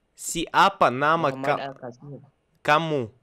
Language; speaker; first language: Indonesian; non-native, learner; Russian